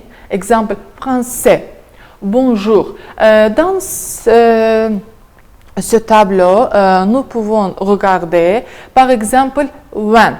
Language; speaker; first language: French; non-native, fluent; Azerbaijani